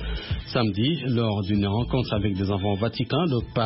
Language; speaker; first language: French; non-native, local second language; Rundi